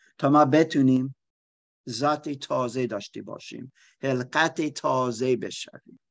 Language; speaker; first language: Persian; non-native, learner; German